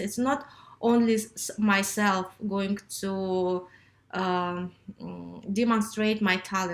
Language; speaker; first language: English; non-native, learner; Russian